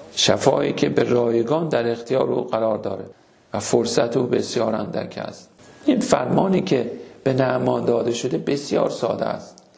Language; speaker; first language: Persian; native; Persian